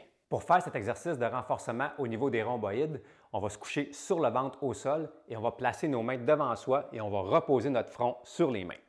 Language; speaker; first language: French; native; French